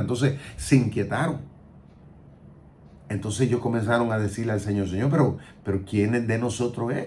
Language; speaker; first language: Spanish; native; Spanish